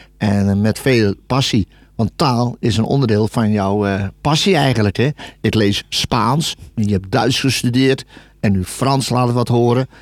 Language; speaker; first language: Dutch; native; Dutch